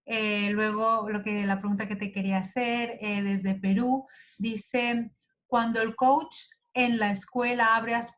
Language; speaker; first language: Spanish; native; Spanish